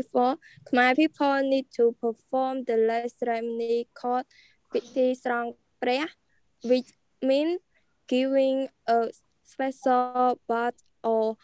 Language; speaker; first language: English; non-native, learner; Khmer